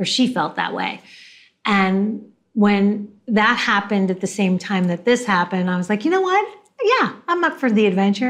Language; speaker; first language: English; native; English